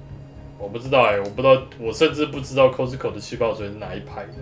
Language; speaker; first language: Chinese; native; Chinese